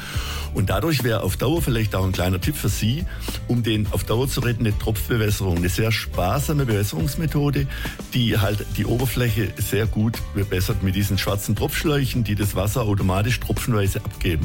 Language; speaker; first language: German; native; German